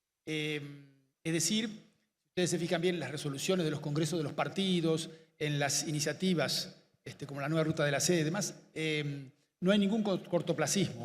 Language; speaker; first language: Spanish; native; Spanish